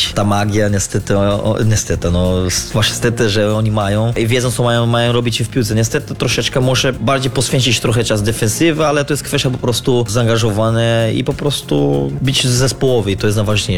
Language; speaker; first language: Polish; non-native, learner; Portuguese